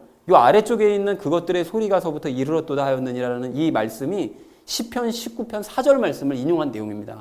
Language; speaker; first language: Korean; native; Korean